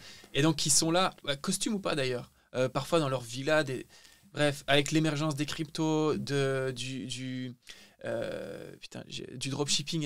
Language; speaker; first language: French; native; French